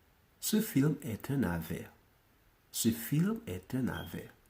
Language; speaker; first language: French; non-native, local second language; Haitian Creole